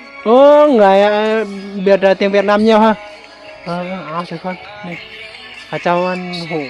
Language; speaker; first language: Vietnamese; non-native, learner; Thai